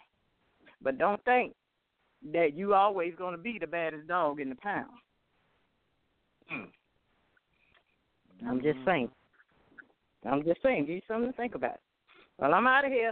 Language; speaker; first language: English; native; English